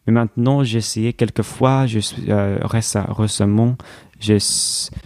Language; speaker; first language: French; non-native, learner; English